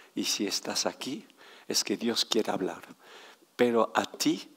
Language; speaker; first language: Spanish; non-native, fluent; French